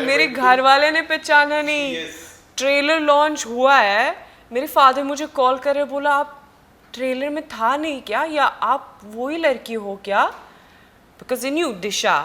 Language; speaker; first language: Hindi; non-native, fluent; Swedish